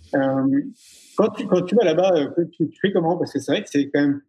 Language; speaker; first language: French; native; French